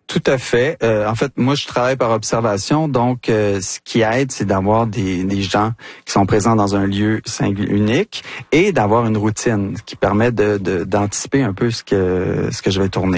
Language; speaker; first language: French; native; French